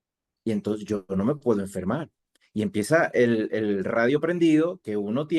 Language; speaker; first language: Spanish; native; Spanish